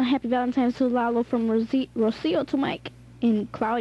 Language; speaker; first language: English; native; English